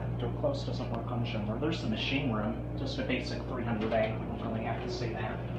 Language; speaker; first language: English; native; English